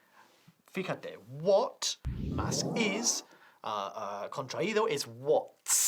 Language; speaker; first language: Spanish; non-native, fluent; English